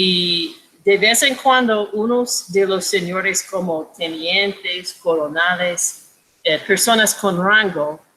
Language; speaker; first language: Spanish; non-native, fluent; English